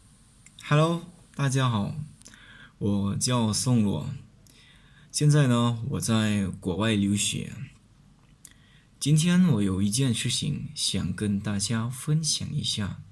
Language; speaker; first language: Chinese; non-native, learner; Lao